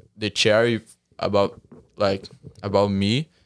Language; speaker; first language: English; non-native, learner; Portuguese